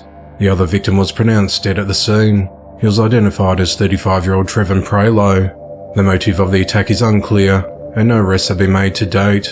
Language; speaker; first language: English; native; English